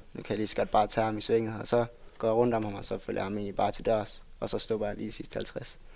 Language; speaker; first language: Danish; native; Danish